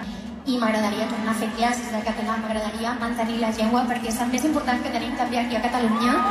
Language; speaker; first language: Catalan; non-native, local second language; Spanish